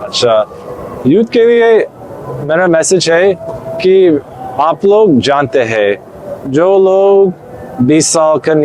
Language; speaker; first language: Hindi; non-native, learner; English